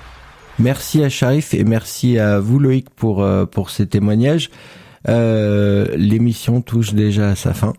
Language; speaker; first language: French; native; French